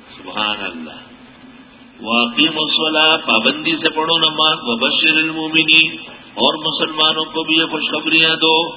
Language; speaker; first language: Urdu; non-native, local second language; Pashto